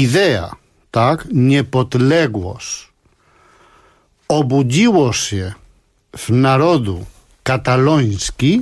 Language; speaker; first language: Polish; non-native, fluent; Spanish